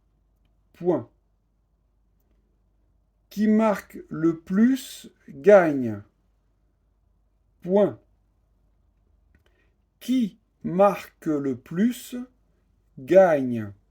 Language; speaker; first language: French; native; French